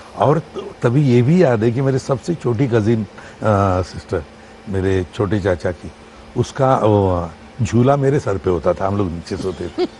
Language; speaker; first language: Hindi; non-native, local second language; Marathi